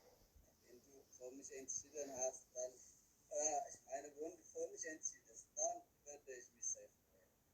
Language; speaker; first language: German; non-native, learner; Tigrinya